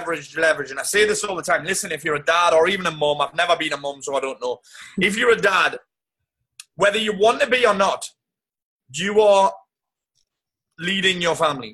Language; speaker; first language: English; native; English